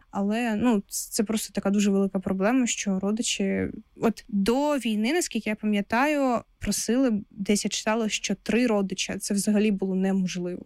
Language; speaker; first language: Ukrainian; non-native, local second language; Russian